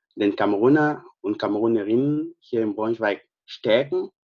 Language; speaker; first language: German; non-native, fluent; French